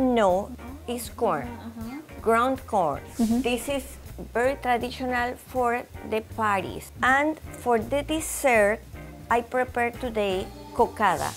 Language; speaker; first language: English; non-native, learner; Spanish